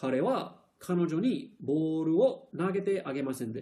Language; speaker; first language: Japanese; non-native, fluent; English